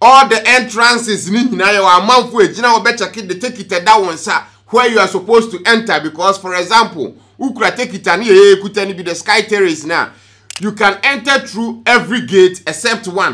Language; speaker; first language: English; non-native, local second language; Akan